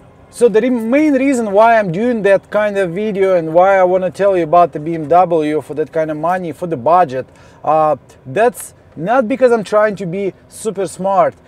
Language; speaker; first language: English; non-native, fluent; Russian